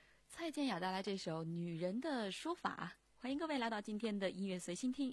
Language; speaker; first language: Chinese; native; Chinese